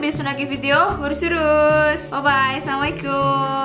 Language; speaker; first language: Turkish; non-native, learner; Indonesian